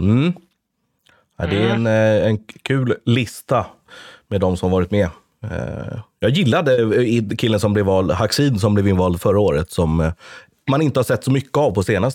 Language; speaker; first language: Swedish; native; Swedish